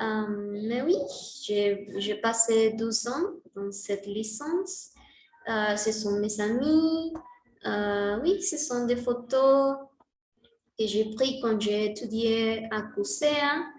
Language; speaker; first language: French; non-native, learner; Spanish